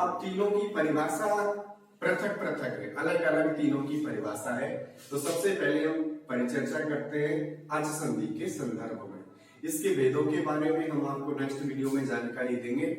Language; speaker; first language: Hindi; native; Hindi